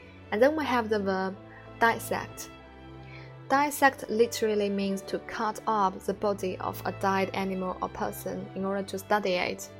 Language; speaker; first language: English; non-native, fluent; Chinese